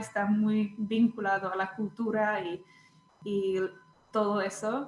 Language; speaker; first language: Spanish; non-native, fluent; Czech